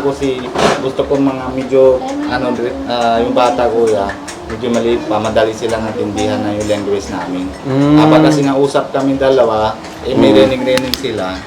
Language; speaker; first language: Filipino; non-native, learner; Punjabi